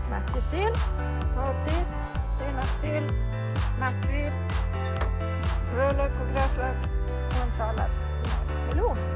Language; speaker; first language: Swedish; native; Swedish